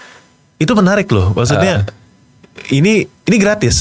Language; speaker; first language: Indonesian; native; Indonesian